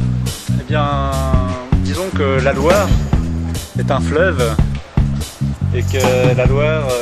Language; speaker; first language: French; native; French